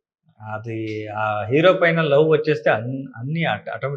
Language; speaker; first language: Telugu; non-native, local second language; Kannada